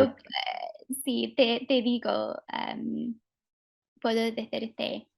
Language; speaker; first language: Spanish; non-native, fluent; English